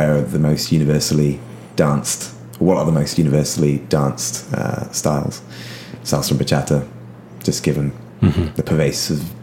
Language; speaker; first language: English; native; English